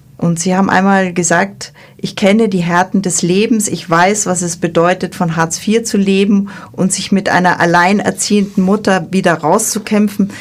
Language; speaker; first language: German; native; German